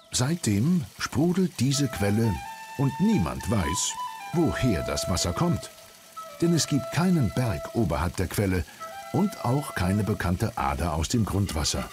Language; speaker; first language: German; native; German